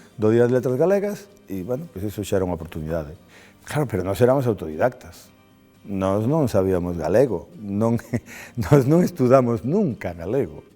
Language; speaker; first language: Galician; non-native, local second language; Spanish